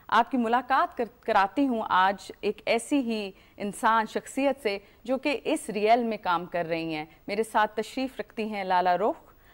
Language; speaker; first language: Hindi; native; Hindi